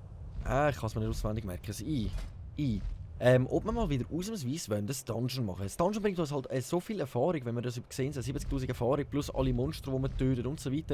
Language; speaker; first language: German; native; German